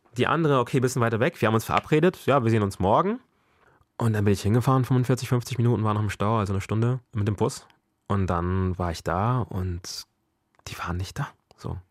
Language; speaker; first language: German; early bilingual, other home language; Akan